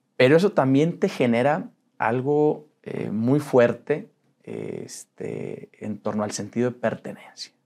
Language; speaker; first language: Spanish; native; Spanish